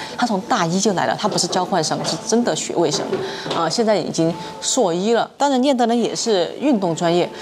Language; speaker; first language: Chinese; native; Chinese